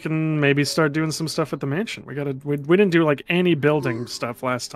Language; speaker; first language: English; native; English